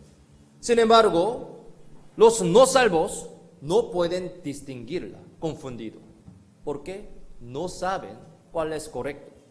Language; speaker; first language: Spanish; non-native, learner; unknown